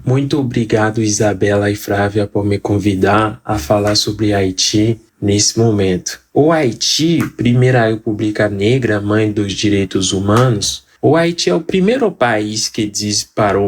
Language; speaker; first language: Portuguese; non-native, fluent; Haitian Creole